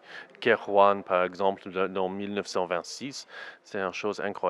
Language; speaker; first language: French; non-native, learner; English